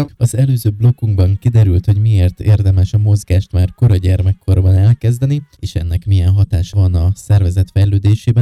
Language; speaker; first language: Hungarian; native; Hungarian